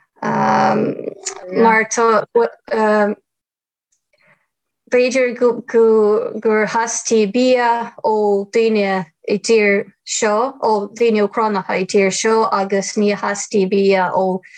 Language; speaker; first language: Irish; non-native, fluent; Ukrainian